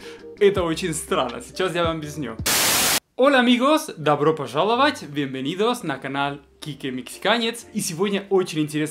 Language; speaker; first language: Russian; non-native, fluent; Spanish